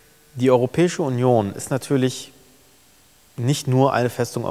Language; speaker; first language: German; early bilingual, other home language; Turkish